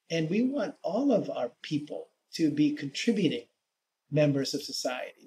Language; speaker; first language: English; native; English